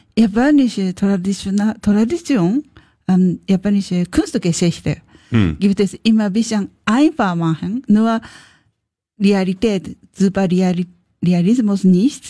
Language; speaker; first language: German; non-native, learner; Japanese